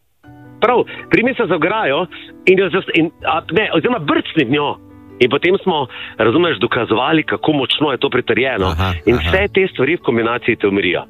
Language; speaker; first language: Slovenian; native; Slovenian